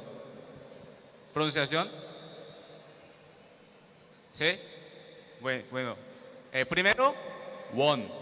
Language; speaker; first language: Spanish; non-native, learner; Korean